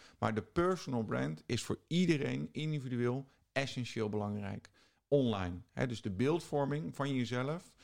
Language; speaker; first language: Dutch; native; Dutch